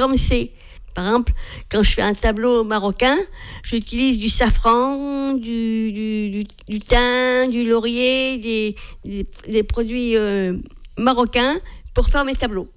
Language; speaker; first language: French; native; French